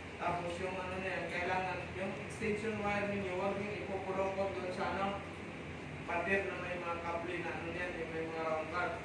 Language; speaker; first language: Filipino; non-native, local second language; Cebuano